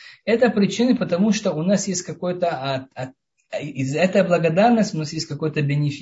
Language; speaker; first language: Russian; early bilingual, heritage; Russian